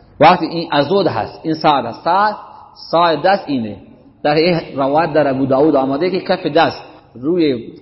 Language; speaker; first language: Persian; native; Persian